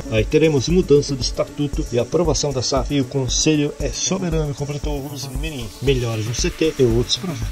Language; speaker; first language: Portuguese; native; Portuguese